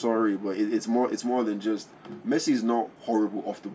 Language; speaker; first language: English; non-native, local second language; Yoruba